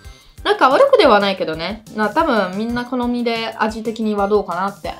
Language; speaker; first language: Japanese; non-native, fluent; Italian